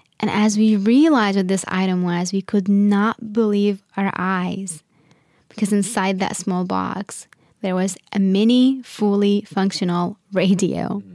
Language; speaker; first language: English; non-native, fluent; Arabic